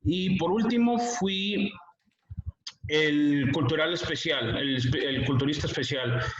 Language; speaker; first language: Spanish; early bilingual, heritage; Spanish